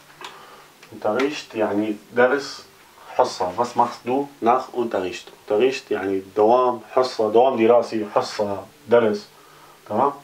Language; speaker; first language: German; non-native, fluent; Arabic